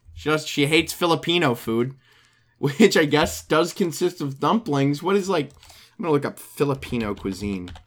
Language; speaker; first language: English; native; English